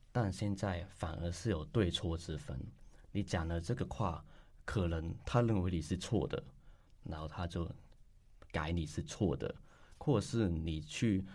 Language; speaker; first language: Chinese; non-native, local second language; Cantonese